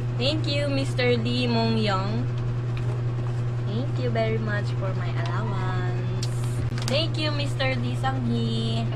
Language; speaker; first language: English; non-native, learner; Filipino